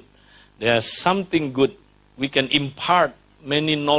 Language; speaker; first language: English; non-native, fluent; Indonesian